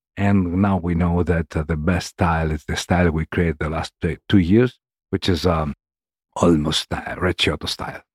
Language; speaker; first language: English; non-native, learner; Greek